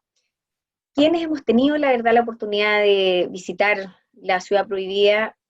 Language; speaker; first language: Spanish; native; Spanish